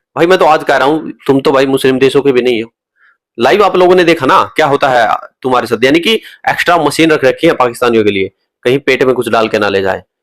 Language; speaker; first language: Hindi; native; Hindi